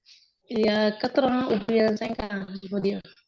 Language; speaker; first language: French; non-native, local second language; Wolof